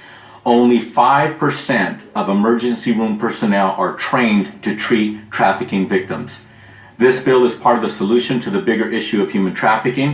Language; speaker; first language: English; native; English